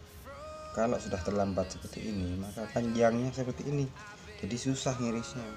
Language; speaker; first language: Indonesian; native; Indonesian